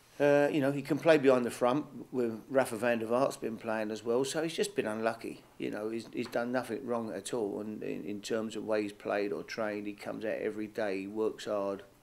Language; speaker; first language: English; native; English